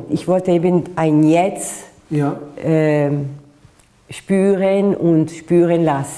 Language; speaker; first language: German; non-native, fluent; Italian